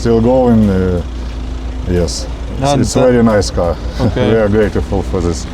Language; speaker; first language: English; non-native, learner; Ukrainian